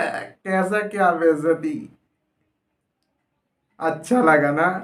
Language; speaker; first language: Hindi; non-native, local second language; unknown